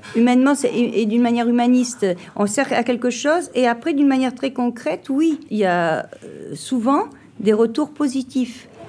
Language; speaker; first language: French; native; French